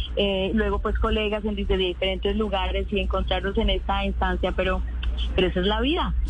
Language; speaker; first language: Spanish; native; Spanish